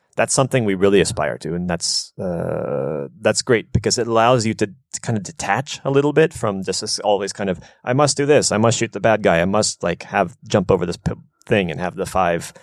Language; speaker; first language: English; native; English